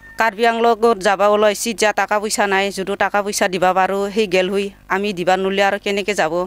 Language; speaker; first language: Assamese; native; Assamese